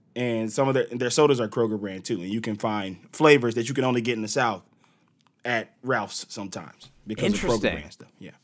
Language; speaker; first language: English; native; English